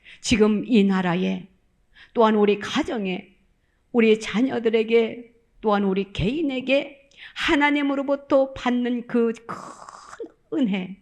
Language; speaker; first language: Korean; native; Korean